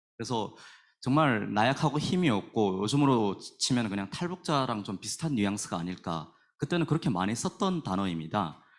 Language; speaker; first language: Korean; native; Korean